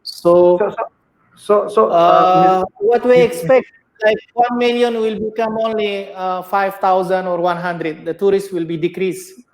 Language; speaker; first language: English; non-native, learner; Indonesian